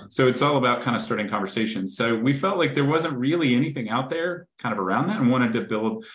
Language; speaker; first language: English; native; English